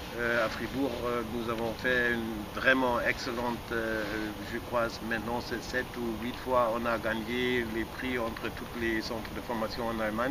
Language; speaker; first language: French; non-native, fluent; German